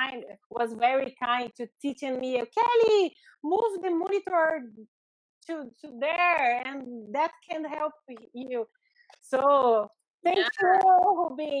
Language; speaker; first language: English; non-native, learner; Portuguese